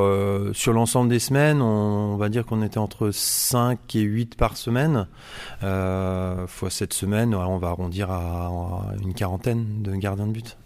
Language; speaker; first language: French; native; French